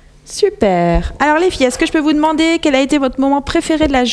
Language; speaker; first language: French; native; French